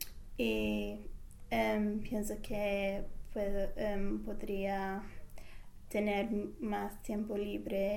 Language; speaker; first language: Spanish; non-native, fluent; English